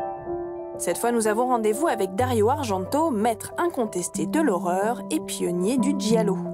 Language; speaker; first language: French; native; French